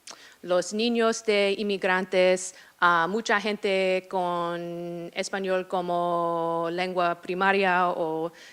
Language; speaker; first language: Spanish; non-native, fluent; English